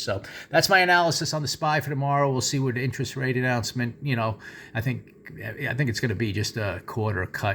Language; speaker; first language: English; native; English